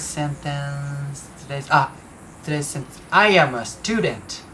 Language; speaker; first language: English; non-native, learner; Japanese